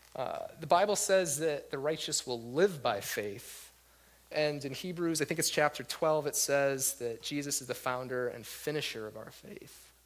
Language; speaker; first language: English; native; English